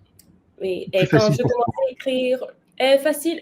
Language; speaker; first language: French; non-native, learner; Spanish